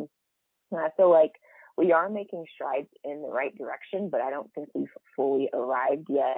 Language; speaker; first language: English; native; English